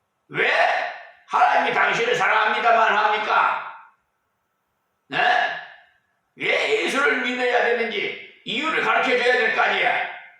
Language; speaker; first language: Korean; native; Korean